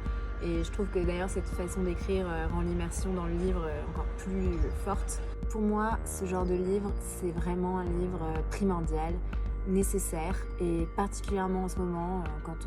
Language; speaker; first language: French; native; French